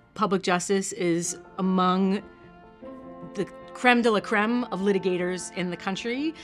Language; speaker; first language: English; native; English